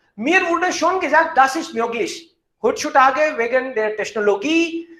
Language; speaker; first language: German; non-native, fluent; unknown